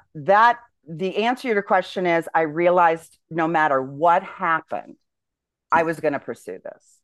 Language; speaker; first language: English; native; English